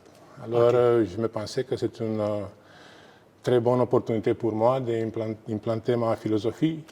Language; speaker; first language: French; non-native, fluent; Romanian